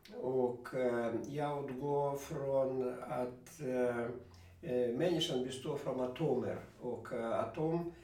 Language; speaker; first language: Swedish; non-native, fluent; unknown